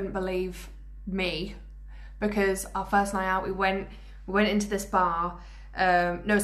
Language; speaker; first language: English; native; English